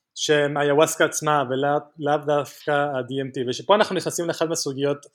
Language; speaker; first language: Hebrew; non-native, fluent; Spanish